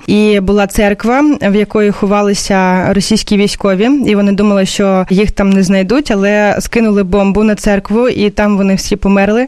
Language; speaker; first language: Ukrainian; non-native, fluent; Russian